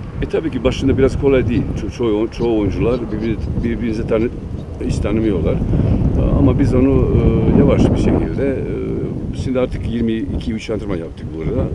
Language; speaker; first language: Turkish; non-native, fluent; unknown